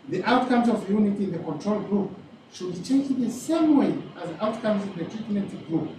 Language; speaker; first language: English; non-native, local second language; Swahili